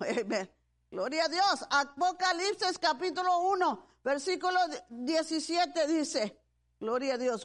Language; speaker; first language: Spanish; early bilingual, heritage; Spanish